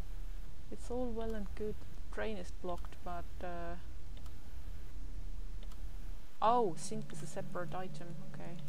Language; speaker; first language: English; non-native, fluent; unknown